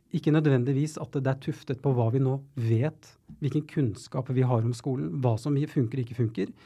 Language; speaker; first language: Norwegian; native; Norwegian